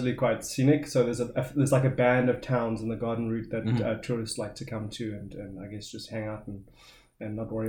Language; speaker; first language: English; native; English